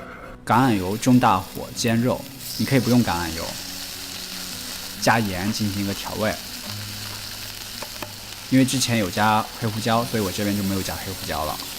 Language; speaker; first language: Chinese; native; Chinese